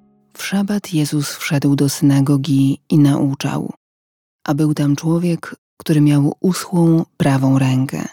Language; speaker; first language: Polish; native; Polish